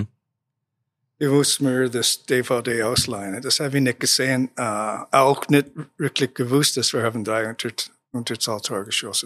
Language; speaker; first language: German; non-native, learner; English